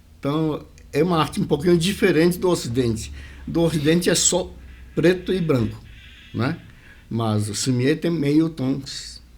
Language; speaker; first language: Portuguese; early bilingual, other home language; Japanese